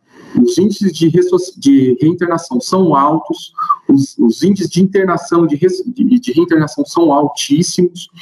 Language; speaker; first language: Portuguese; native; Portuguese